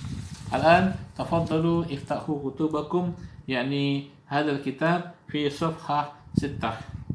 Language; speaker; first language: Arabic; non-native, fluent; Indonesian